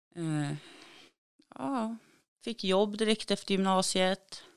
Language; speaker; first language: Swedish; native; Swedish